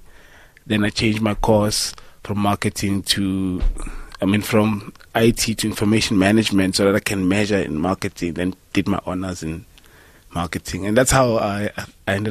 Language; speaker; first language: English; non-native, local second language; Northern Sotho